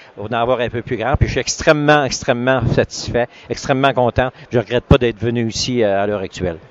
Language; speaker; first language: French; native; French